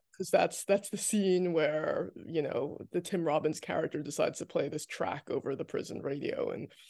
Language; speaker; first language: English; native; English